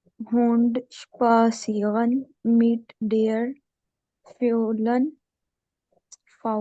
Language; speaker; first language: German; non-native, learner; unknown